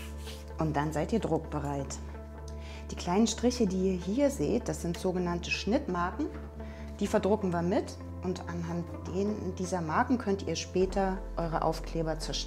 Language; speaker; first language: German; native; German